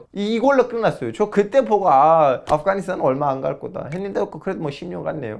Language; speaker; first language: Korean; non-native, fluent; Turkish